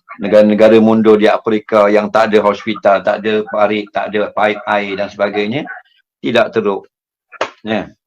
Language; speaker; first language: Malay; native; Malay